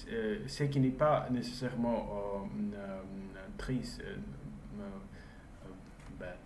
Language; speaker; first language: French; non-native, learner; English